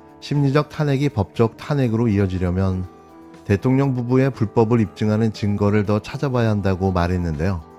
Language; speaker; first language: Korean; native; Korean